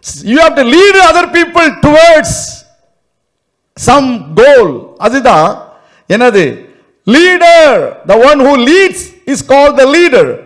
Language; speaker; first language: English; non-native, local second language; Tamil